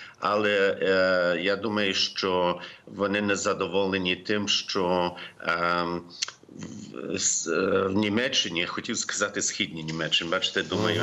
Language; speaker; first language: Ukrainian; early bilingual, heritage; Ukrainian